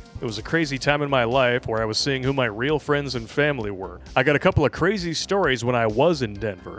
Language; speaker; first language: English; native; English